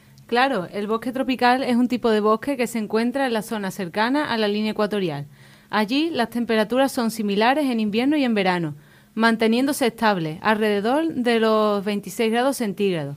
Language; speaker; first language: Spanish; native; Spanish